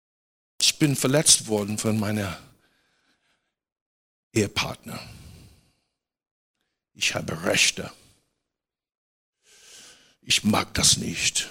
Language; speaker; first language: German; non-native, fluent; English